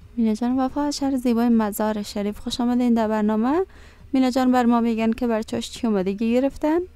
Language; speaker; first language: Persian; native; Persian